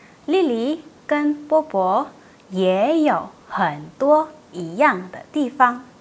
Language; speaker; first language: Chinese; non-native, fluent; Indonesian